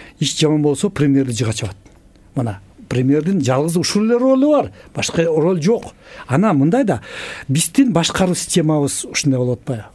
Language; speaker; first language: Kyrgyz; native; Kyrgyz